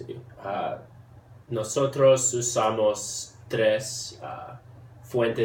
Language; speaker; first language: Spanish; early bilingual, heritage; English